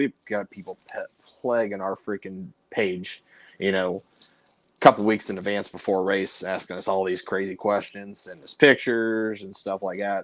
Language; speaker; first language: English; native; English